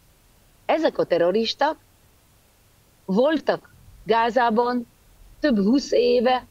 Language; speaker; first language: Hungarian; early bilingual, heritage; Hebrew